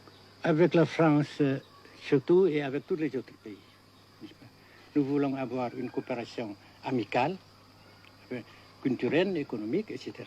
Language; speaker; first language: French; non-native, fluent; Vietnamese